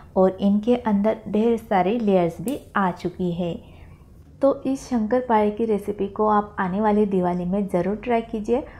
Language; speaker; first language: Hindi; non-native, local second language; Marathi